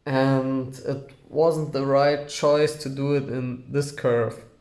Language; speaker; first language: English; non-native, fluent; German